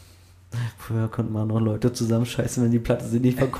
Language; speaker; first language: German; native; German